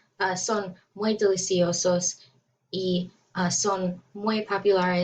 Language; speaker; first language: Spanish; non-native, learner; English